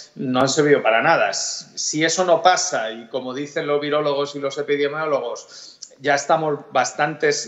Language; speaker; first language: Spanish; native; Spanish